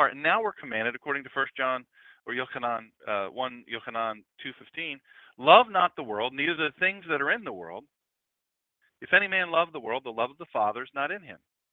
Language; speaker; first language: English; native; English